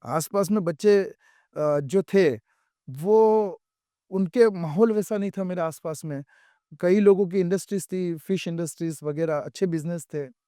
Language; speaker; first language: Hindi; non-native, local second language; Gujarati